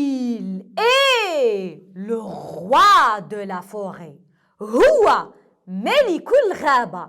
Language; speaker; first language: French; non-native, local second language; Arabic